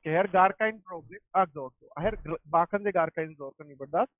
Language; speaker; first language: German; non-native, learner; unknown